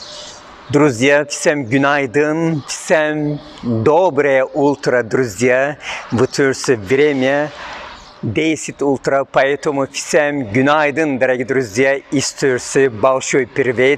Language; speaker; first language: Russian; non-native, fluent; Turkish